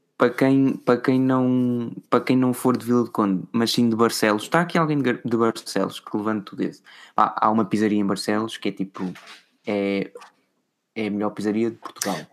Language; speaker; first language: Portuguese; native; Portuguese